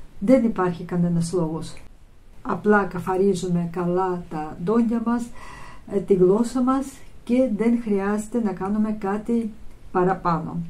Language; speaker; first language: Greek; non-native, fluent; Russian